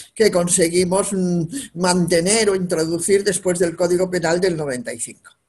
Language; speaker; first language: Spanish; native; Spanish